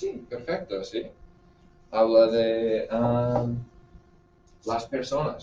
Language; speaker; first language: Spanish; non-native, fluent; English